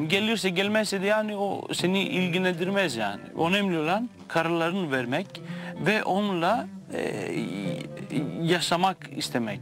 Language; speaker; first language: Turkish; non-native, fluent; Greek